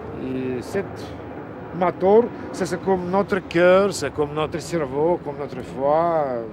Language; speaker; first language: French; non-native, learner; Russian